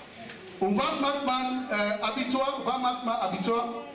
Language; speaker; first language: German; non-native, fluent; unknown